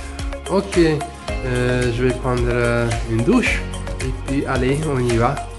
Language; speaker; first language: French; non-native, fluent; Hungarian